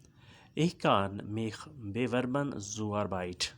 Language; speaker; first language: German; non-native, learner; Urdu